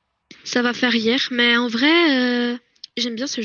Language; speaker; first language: French; native; French